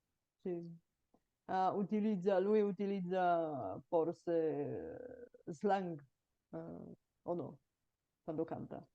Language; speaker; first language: Italian; non-native, learner; Bulgarian